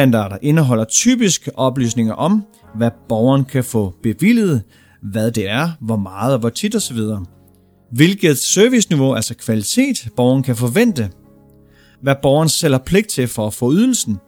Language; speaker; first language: Danish; native; Danish